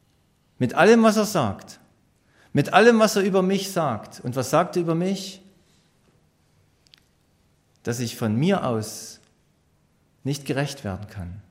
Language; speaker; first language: German; native; German